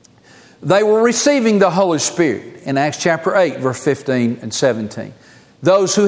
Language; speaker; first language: English; native; English